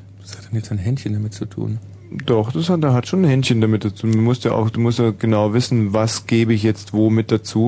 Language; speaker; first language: German; native; German